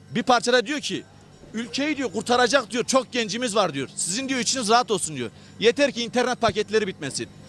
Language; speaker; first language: Turkish; native; Turkish